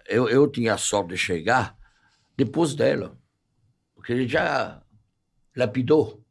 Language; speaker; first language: Portuguese; non-native, fluent; French